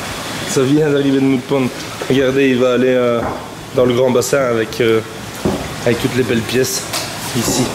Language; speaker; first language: French; native; French